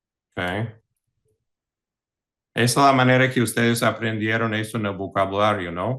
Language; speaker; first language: Spanish; early bilingual, heritage; English